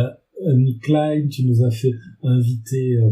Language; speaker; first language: French; native; French